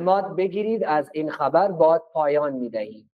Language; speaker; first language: Persian; non-native, fluent; Urdu